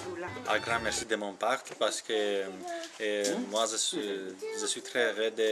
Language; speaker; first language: French; non-native, learner; Greek